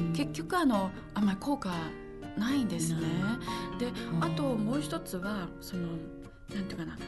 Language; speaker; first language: Japanese; non-native, fluent; Chinese